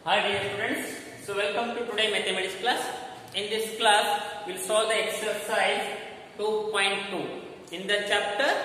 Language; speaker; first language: English; non-native, local second language; Kannada